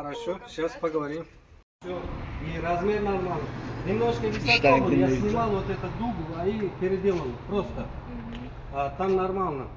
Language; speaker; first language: Russian; non-native, local second language; Uzbek